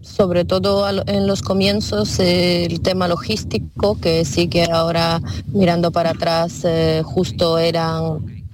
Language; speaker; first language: Spanish; non-native, fluent; Ukrainian